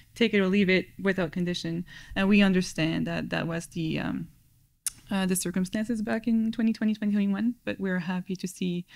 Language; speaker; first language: English; native; English